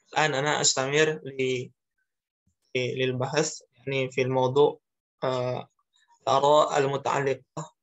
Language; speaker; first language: Arabic; non-native, learner; Indonesian